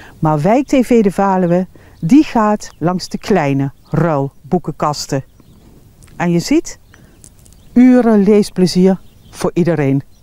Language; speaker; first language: Dutch; native; Dutch